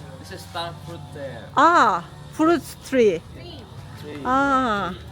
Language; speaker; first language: English; non-native, learner; Turkish